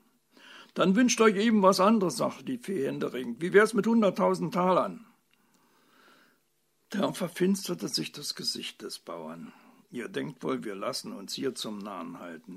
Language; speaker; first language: German; native; German